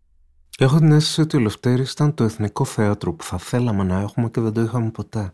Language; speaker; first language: Greek; native; Greek